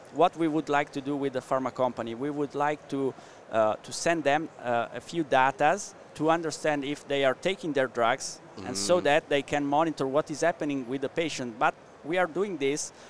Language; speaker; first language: English; non-native, learner; Italian